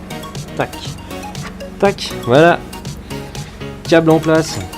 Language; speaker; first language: French; native; French